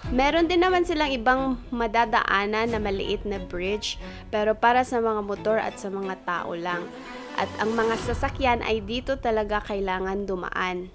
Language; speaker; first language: Filipino; non-native, local second language; Cebuano